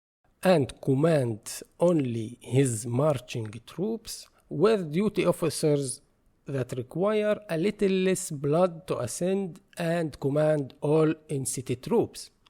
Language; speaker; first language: English; non-native, fluent; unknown